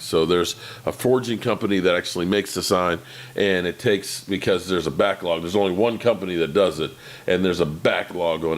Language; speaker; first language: English; native; English